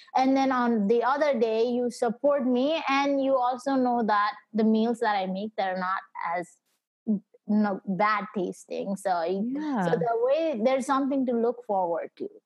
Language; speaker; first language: English; non-native, local second language; Nepali